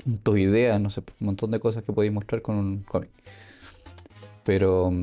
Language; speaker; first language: Spanish; native; Spanish